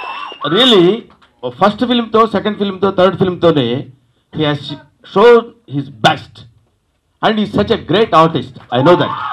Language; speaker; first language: Telugu; native; Telugu